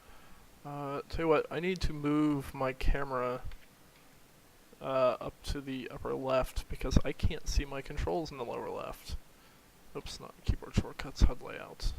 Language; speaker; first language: English; native; English